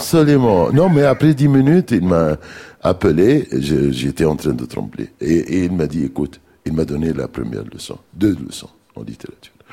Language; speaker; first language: French; non-native, fluent; Arabic